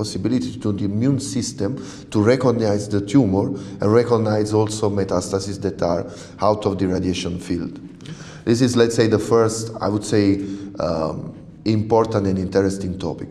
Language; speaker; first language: English; non-native, fluent; Italian